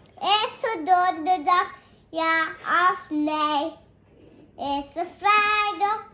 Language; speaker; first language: Dutch; early bilingual, other home language; Marathi